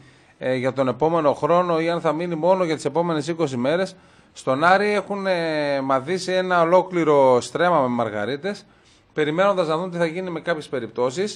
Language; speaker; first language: Greek; native; Greek